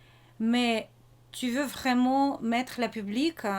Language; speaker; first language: French; non-native, fluent; Russian